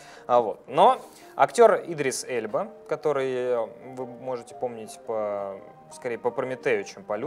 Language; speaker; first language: Russian; native; Russian